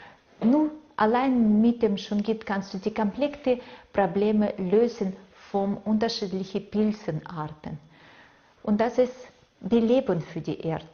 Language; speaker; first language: German; non-native, fluent; Russian